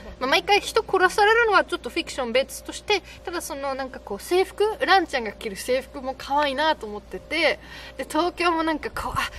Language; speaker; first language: Japanese; non-native, fluent; German